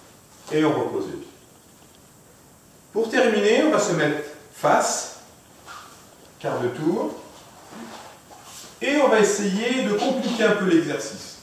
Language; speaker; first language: French; native; French